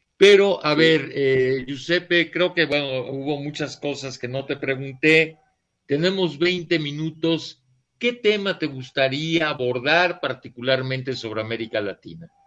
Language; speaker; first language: Spanish; native; Spanish